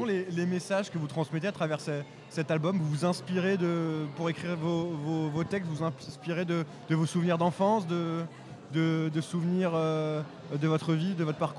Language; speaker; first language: French; native; French